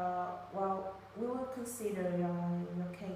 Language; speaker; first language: English; non-native, learner; Vietnamese